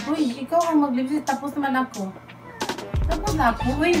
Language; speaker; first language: Filipino; non-native, local second language; Cebuano